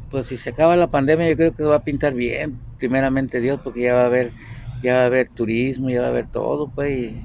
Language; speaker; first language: Spanish; native; Spanish